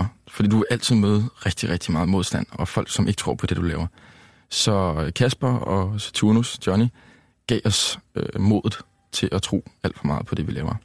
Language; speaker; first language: Danish; native; Danish